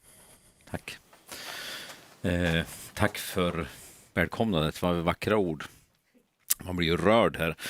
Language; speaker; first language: Swedish; native; Swedish